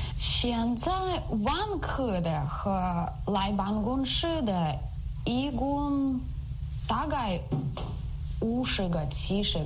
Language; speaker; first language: Chinese; non-native, learner; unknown